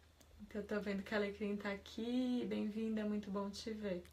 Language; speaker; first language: Portuguese; native; Portuguese